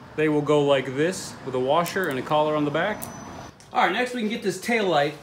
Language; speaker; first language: English; native; English